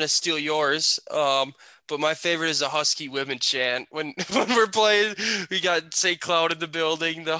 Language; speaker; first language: English; native; English